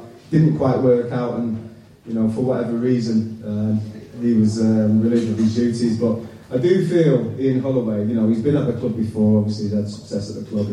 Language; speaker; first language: English; native; English